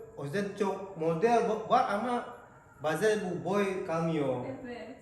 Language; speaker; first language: Turkish; non-native, learner; Indonesian